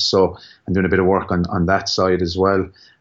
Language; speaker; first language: English; native; English